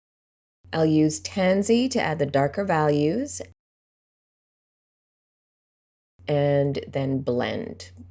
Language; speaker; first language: English; native; English